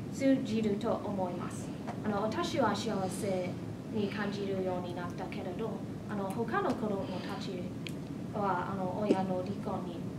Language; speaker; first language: Japanese; non-native, fluent; English